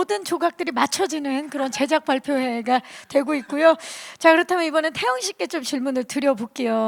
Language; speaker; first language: Korean; native; Korean